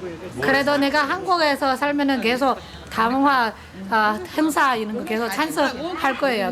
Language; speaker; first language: Korean; non-native, learner; Chinese